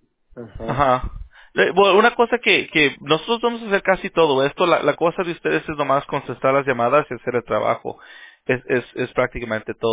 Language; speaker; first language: Spanish; early bilingual, heritage; Spanish